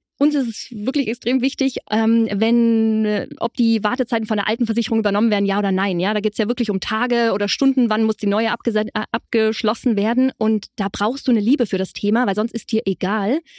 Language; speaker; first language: German; native; German